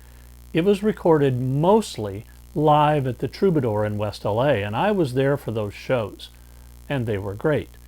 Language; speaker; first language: English; native; English